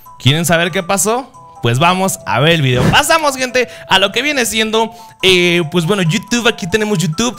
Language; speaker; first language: Spanish; early bilingual, other home language; Japanese